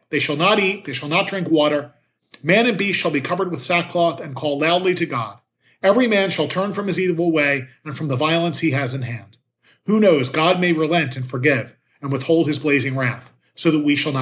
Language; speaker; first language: English; native; English